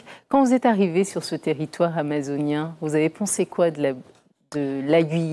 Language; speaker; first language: French; native; French